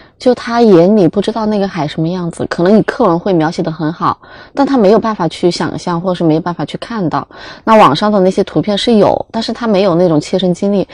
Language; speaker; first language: Chinese; native; Chinese